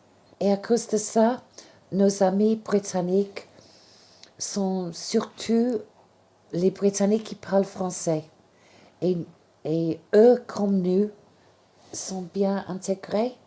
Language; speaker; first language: French; non-native, fluent; English